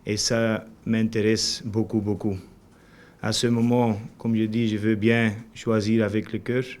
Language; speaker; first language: French; non-native, learner; Dutch